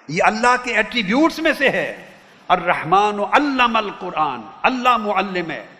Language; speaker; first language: Urdu; non-native, local second language; Punjabi